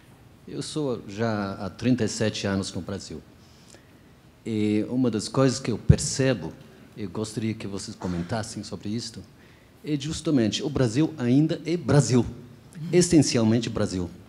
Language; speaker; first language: Portuguese; non-native, fluent; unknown